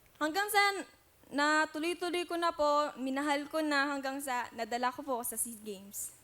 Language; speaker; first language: Filipino; native; Filipino